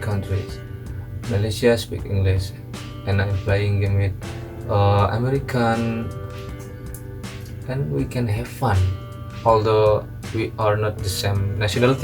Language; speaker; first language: English; non-native, learner; Indonesian